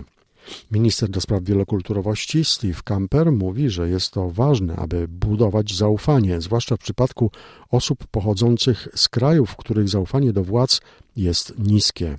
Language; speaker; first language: Polish; native; Polish